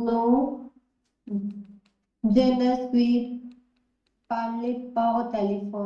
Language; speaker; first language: French; non-native, learner; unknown